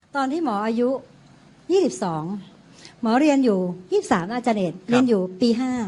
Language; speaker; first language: Thai; native; Thai